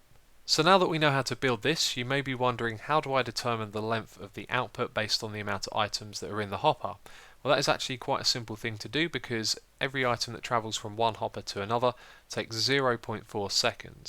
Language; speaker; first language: English; native; English